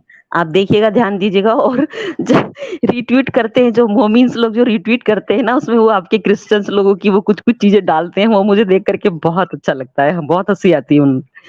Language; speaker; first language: Hindi; native; Hindi